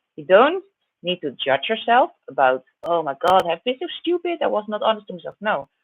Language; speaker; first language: English; non-native, fluent; Dutch